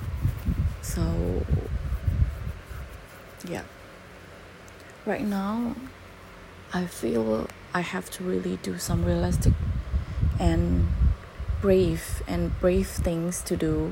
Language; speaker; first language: English; non-native, fluent; Indonesian